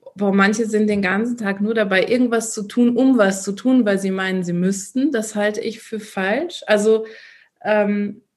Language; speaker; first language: German; native; German